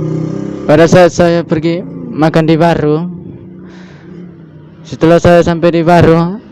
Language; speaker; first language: Indonesian; non-native, local second language; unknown